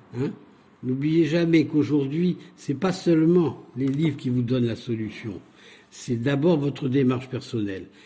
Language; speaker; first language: French; native; French